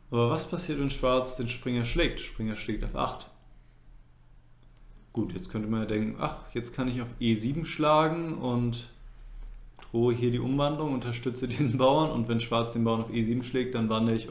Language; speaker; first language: German; native; German